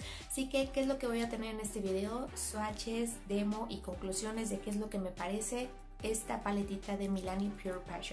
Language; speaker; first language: Spanish; native; Spanish